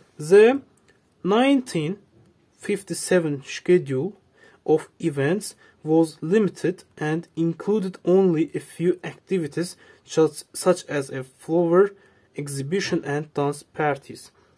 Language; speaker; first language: English; non-native, fluent; Azerbaijani